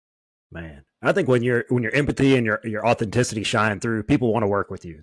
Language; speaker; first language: English; native; English